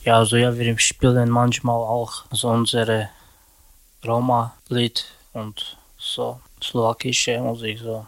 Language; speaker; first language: German; non-native, learner; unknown